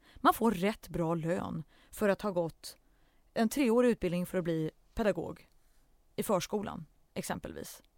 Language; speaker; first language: Swedish; early bilingual, other home language; Central Kurdish